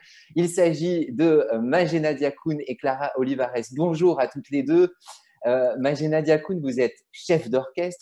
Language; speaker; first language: French; native; French